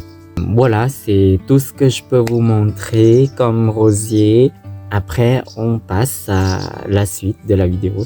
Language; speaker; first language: French; non-native, fluent; Thai